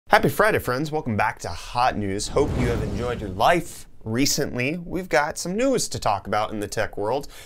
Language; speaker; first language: English; native; English